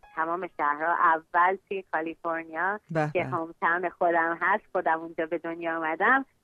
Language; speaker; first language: Persian; early bilingual, heritage; Persian